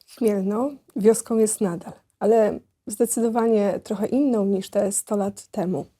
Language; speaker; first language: Polish; native; Polish